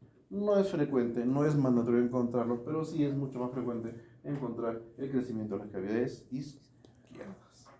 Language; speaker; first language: Spanish; native; Spanish